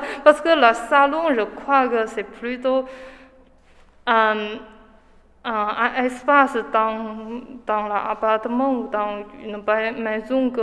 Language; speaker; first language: French; non-native, learner; Chinese